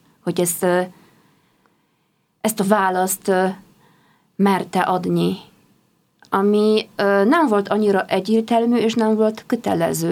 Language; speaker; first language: Hungarian; non-native, fluent; Polish